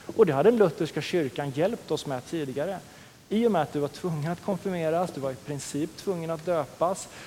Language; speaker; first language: Swedish; native; Swedish